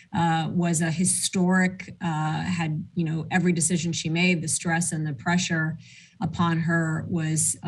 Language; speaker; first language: English; early bilingual, other home language; Arabic